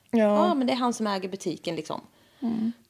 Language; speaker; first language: Swedish; native; Swedish